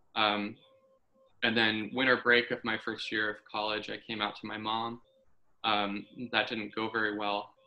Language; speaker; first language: English; native; English